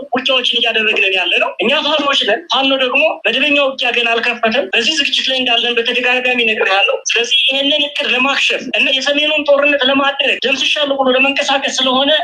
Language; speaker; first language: Amharic; native; Amharic